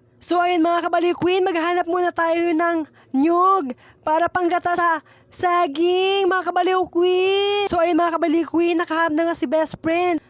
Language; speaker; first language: Filipino; non-native, local second language; Hiligaynon